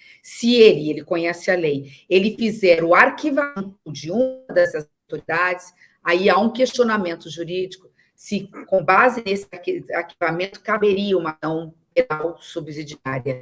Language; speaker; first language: Portuguese; native; Portuguese